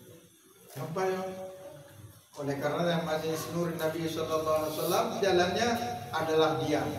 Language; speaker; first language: Indonesian; non-native, local second language; Achinese